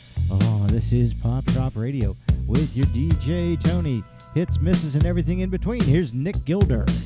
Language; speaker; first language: English; native; English